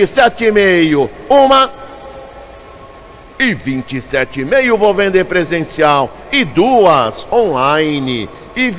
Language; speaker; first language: Portuguese; native; Portuguese